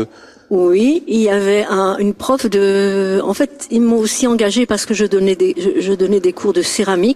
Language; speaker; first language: French; native; French